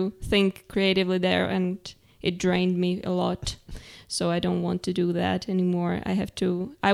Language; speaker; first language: English; non-native, fluent; Czech